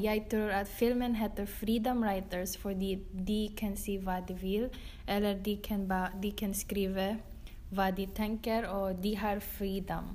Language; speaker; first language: Norwegian; non-native, learner; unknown